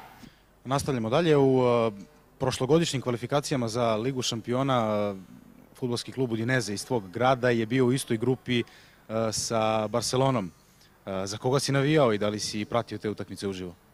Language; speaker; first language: Serbian; native; Serbian